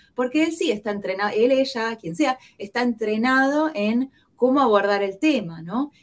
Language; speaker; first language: Spanish; native; Spanish